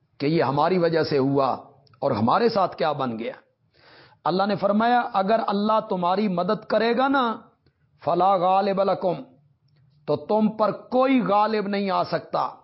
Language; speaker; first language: Urdu; non-native, local second language; Punjabi